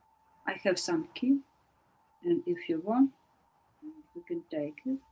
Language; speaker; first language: English; non-native, learner; Ukrainian